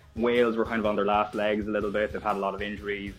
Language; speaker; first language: English; native; English